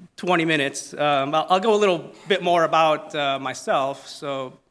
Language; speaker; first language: English; non-native, fluent; Italian